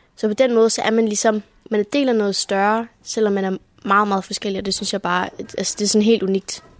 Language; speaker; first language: Danish; early bilingual, heritage; Danish